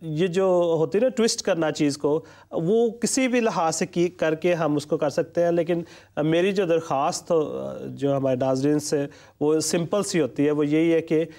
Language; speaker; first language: Urdu; non-native, local second language; Punjabi